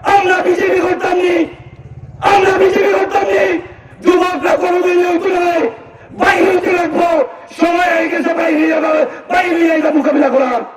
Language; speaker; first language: Bangla; native; Bangla